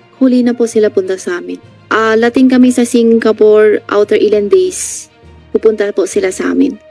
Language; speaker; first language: Filipino; non-native, learner; Chinese